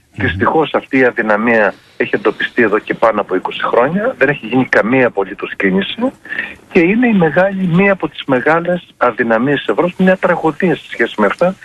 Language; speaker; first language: Greek; native; Greek